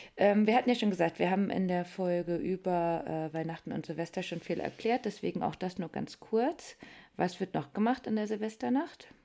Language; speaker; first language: German; native; German